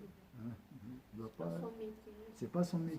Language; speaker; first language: French; non-native, local second language; Arabic